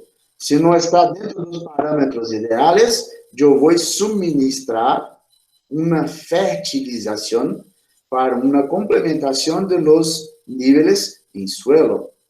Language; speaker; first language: Spanish; non-native, fluent; Portuguese